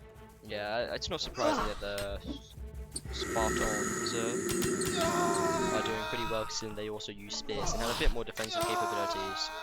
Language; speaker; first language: English; native; English